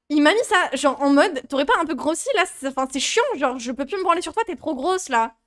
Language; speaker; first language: French; native; French